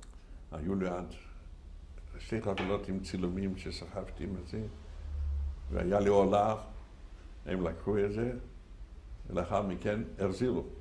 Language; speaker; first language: Hebrew; non-native, fluent; Yiddish